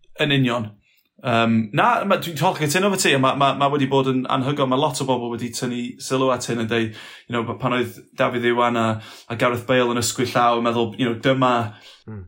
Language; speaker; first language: Welsh; non-native, local second language; English